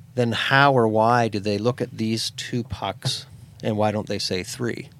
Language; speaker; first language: English; native; English